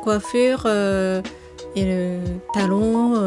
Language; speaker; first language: French; non-native, learner; Japanese